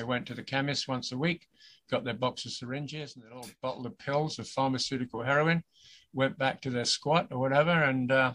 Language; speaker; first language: English; native; English